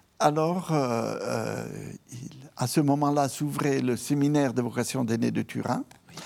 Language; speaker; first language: French; non-native, fluent; Italian